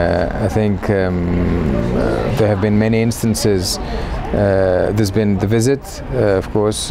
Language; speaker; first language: English; non-native, fluent; Greek